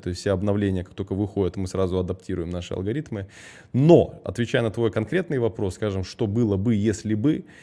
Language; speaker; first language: Russian; early bilingual, heritage; Russian